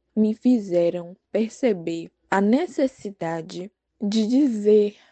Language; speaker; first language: Portuguese; native; Portuguese